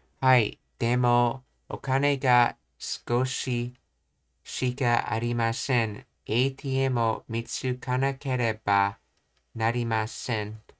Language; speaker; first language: Japanese; non-native, learner; English